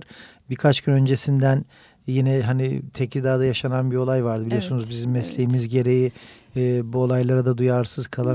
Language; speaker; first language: Turkish; native; Turkish